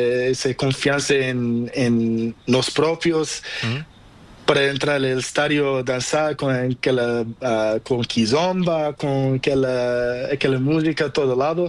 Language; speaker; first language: Spanish; non-native, learner; Portuguese